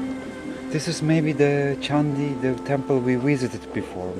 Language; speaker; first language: English; non-native, learner; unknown